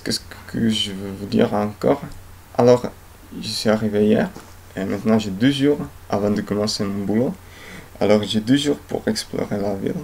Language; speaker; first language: French; non-native, fluent; Czech